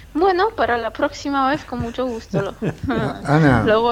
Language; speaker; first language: Spanish; non-native, fluent; Polish